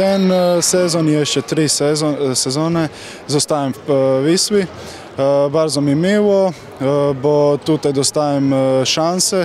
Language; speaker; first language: Polish; non-native, learner; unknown